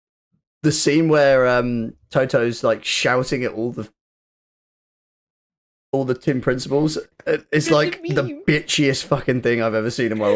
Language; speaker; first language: English; native; English